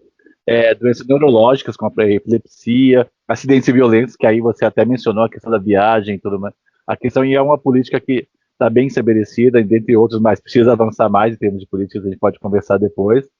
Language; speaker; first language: Portuguese; native; Portuguese